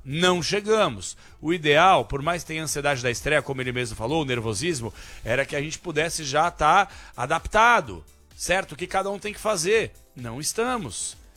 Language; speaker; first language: Portuguese; native; Portuguese